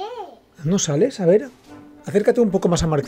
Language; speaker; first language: Spanish; native; Spanish